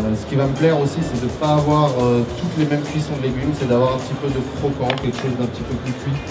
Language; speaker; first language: French; native; French